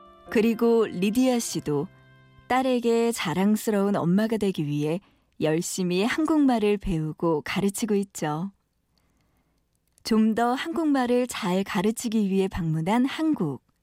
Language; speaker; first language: Korean; native; Korean